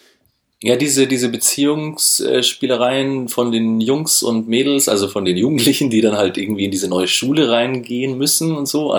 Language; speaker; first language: German; native; German